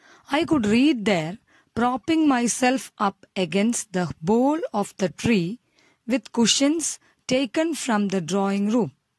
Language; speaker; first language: English; non-native, local second language; Malayalam